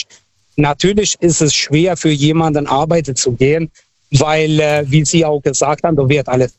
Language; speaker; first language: German; non-native, fluent; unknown